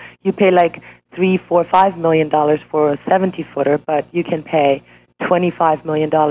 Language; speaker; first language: English; non-native, fluent; German